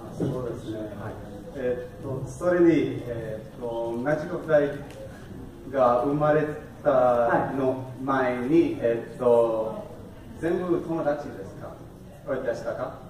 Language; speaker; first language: Japanese; non-native, learner; English